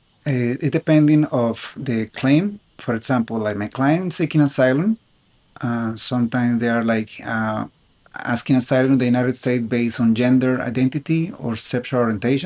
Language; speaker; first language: English; non-native, fluent; Spanish